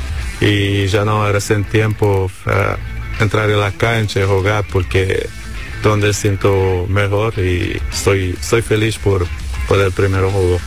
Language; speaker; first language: Spanish; non-native, learner; Portuguese